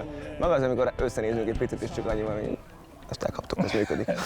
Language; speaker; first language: Hungarian; native; Hungarian